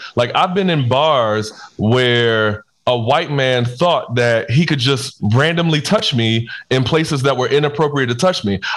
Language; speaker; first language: English; native; English